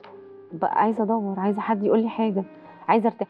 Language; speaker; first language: Arabic; native; Arabic